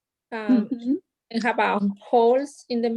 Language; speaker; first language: English; non-native, learner; Spanish